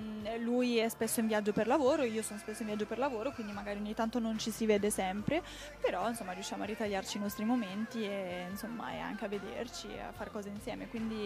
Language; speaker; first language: Italian; native; Italian